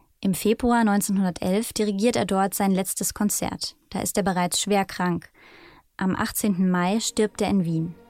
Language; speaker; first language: German; native; German